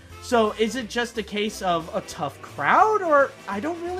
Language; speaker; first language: English; native; English